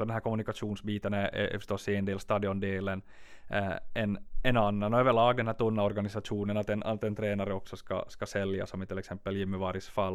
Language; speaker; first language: Swedish; native; Swedish